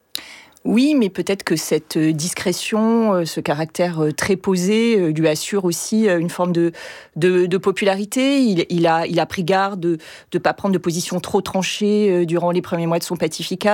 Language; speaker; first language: French; native; French